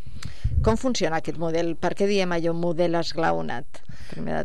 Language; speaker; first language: Catalan; native; Catalan